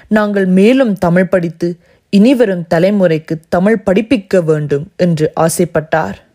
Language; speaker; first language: Tamil; early bilingual, heritage; Tamil